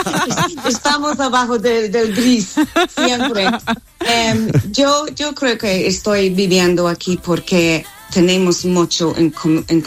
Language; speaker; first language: Spanish; non-native, fluent; English